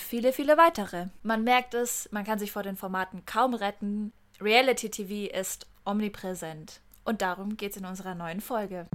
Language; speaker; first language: German; native; German